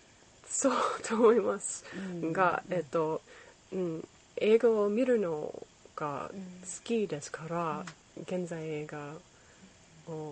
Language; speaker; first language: Japanese; non-native, learner; English